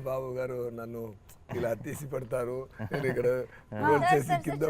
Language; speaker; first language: Telugu; non-native, learner; Tamil